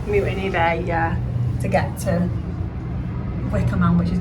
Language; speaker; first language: English; native; English